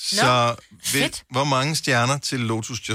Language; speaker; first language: Danish; native; Danish